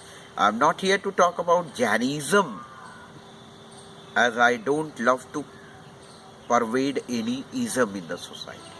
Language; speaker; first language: English; non-native, local second language; Hindi